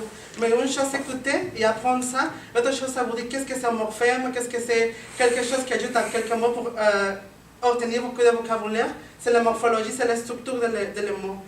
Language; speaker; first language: French; non-native, learner; Spanish